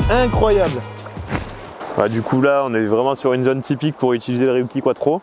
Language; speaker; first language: French; native; French